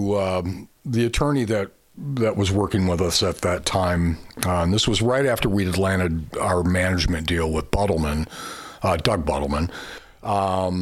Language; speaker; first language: English; native; English